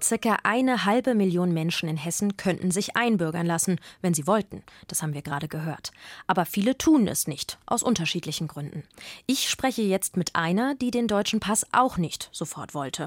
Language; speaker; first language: German; native; German